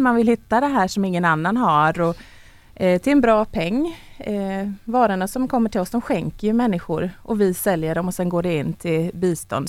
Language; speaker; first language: Swedish; native; Swedish